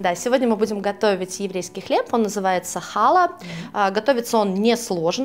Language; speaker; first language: Russian; native; Russian